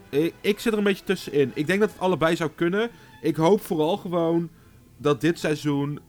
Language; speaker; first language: Dutch; native; Dutch